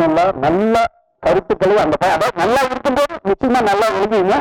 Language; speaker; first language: Tamil; native; Tamil